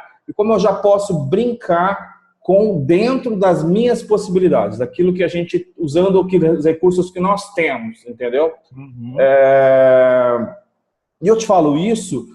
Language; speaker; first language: Portuguese; native; Portuguese